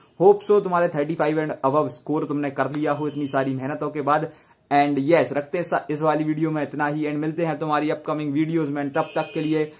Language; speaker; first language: Hindi; native; Hindi